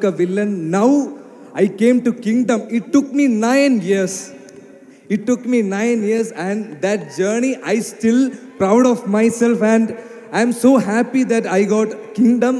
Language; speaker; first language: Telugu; non-native, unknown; Malayalam